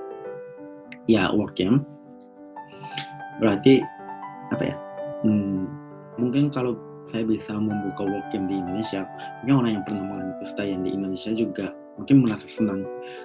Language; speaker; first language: Indonesian; non-native, fluent; Japanese